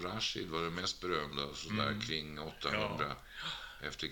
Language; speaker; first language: Swedish; native; Swedish